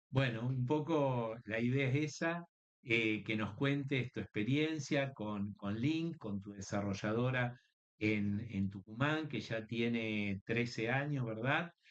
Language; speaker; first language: Spanish; native; Spanish